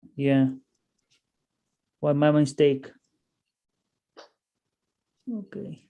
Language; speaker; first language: English; non-native, learner; Portuguese